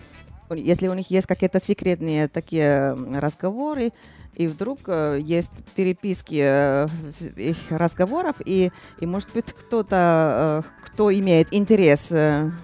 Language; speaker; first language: Russian; non-native, fluent; Finnish